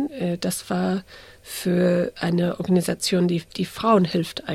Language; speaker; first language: German; non-native, fluent; English